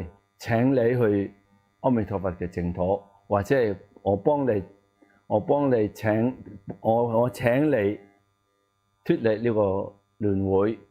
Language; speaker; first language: Cantonese; non-native, learner; Tibetan